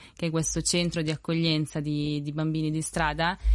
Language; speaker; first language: Italian; early bilingual, other home language; Spanish